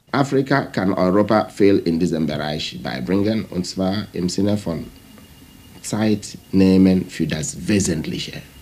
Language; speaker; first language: German; non-native, fluent; Igbo